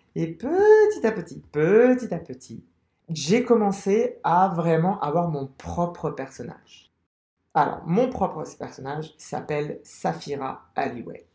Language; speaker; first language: French; non-native, local second language; Arabic